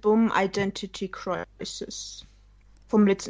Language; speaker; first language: German; native; German